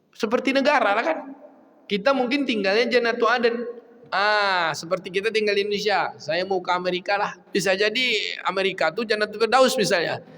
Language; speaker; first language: Malay; non-native, local second language; Minangkabau